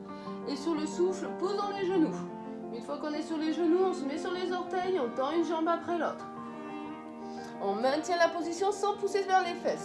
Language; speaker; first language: French; native; French